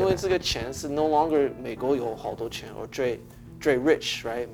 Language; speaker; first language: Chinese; early bilingual, heritage; English